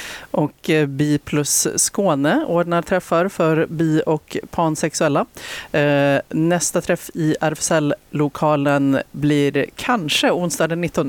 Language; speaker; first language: Swedish; native; Swedish